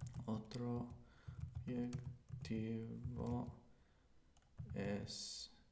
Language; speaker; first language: Spanish; non-native, learner; English